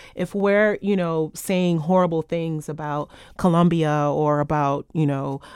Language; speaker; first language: English; native; English